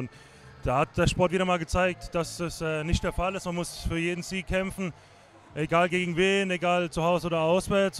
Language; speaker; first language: German; native; German